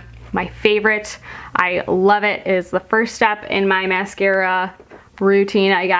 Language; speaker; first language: English; native; English